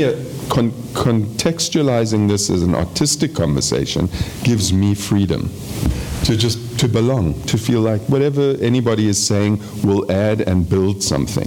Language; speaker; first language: English; native; English